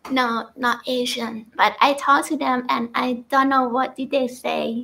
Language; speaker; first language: English; non-native, learner; Thai